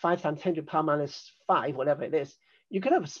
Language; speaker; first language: English; non-native, local second language; Cantonese